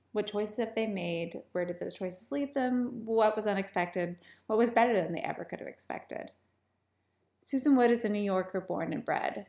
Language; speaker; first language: English; native; English